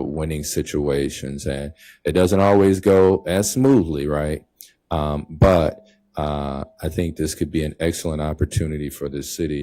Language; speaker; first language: English; native; English